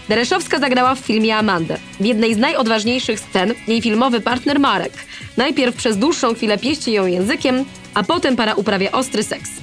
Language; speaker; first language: Polish; native; Polish